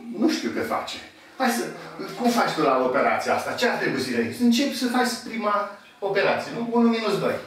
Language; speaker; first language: Romanian; native; Romanian